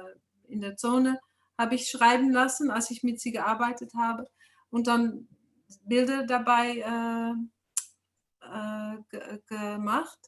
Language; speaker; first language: German; non-native, fluent; English